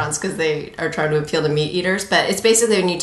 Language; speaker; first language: English; native; English